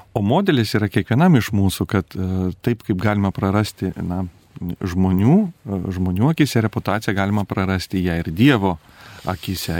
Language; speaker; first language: Lithuanian; native; Lithuanian